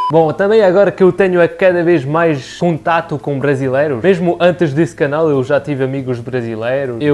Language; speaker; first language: Portuguese; early bilingual, other home language; French